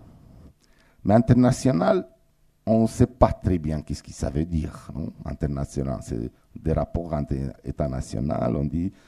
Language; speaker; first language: French; non-native, fluent; Romanian